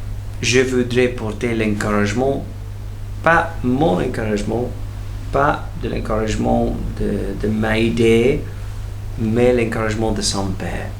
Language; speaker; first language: French; non-native, fluent; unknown